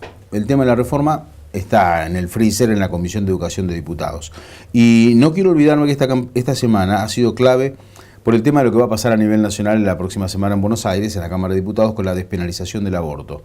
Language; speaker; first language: Spanish; native; Spanish